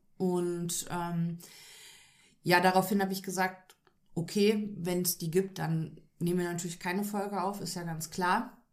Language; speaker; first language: German; native; German